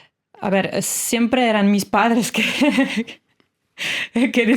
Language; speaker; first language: Spanish; non-native, fluent; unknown